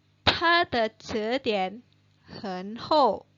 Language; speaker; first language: Chinese; non-native, fluent; Indonesian